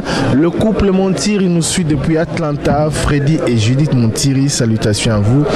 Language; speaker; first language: French; non-native, local second language; Lingala